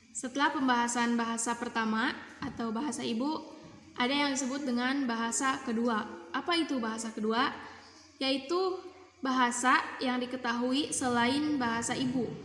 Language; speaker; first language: Indonesian; non-native, local second language; Sundanese